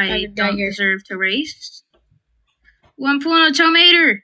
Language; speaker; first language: English; native; English